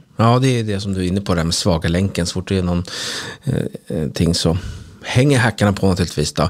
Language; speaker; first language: Swedish; native; Swedish